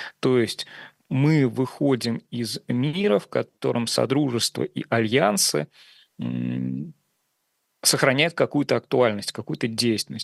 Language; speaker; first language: Russian; native; Russian